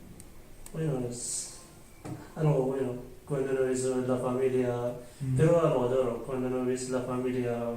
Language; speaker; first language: Spanish; early bilingual, other home language; Arabic